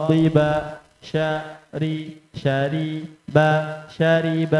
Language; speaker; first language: Arabic; non-native, learner; Indonesian